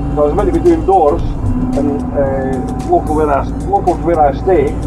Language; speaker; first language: English; native; English